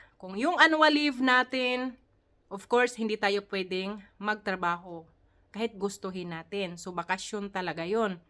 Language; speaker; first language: Filipino; non-native, local second language; Cebuano